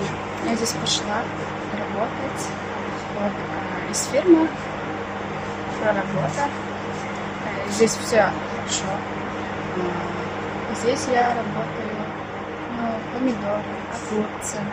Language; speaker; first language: Russian; non-native, learner; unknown